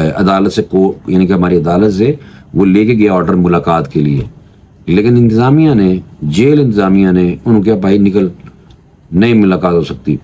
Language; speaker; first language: Urdu; non-native, local second language; Punjabi